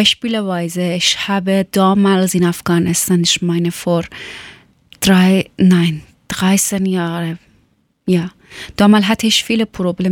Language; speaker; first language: German; non-native, learner; Persian